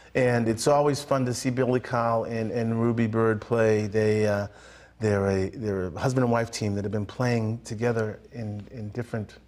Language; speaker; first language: English; native; English